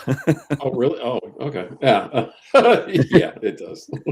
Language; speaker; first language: English; native; English